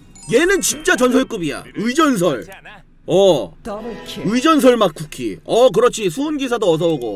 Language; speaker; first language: Korean; native; Korean